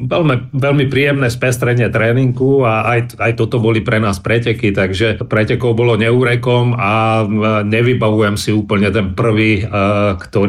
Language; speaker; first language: Slovak; native; Slovak